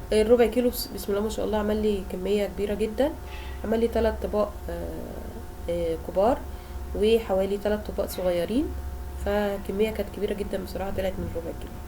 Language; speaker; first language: Arabic; native; Arabic